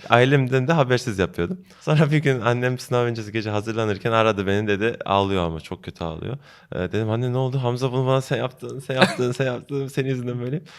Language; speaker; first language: Turkish; early bilingual, heritage; Turkish